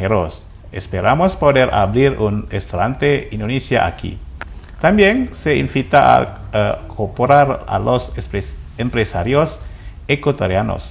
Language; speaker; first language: Spanish; non-native, fluent; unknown